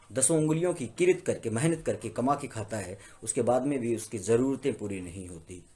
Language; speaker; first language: Hindi; native; Hindi